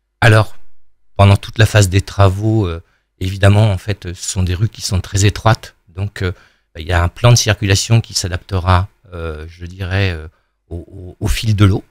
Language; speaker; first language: French; native; French